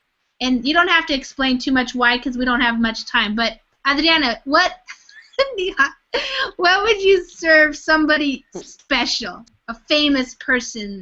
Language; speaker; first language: English; non-native, fluent; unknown